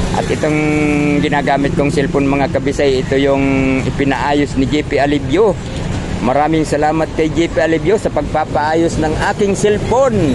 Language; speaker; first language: Filipino; non-native, local second language; Cebuano